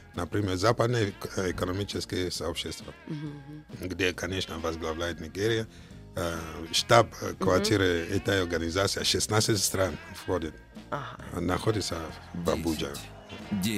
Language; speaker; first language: Russian; non-native, fluent; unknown